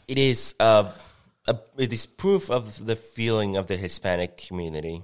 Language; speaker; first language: English; non-native, fluent; Spanish